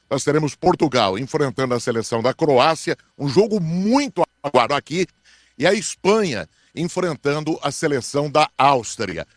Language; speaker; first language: Portuguese; native; Portuguese